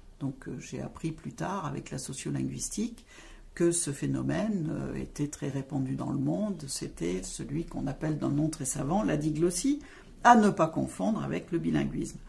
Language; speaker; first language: French; native; French